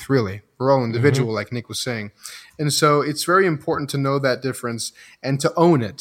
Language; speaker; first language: English; non-native, fluent; French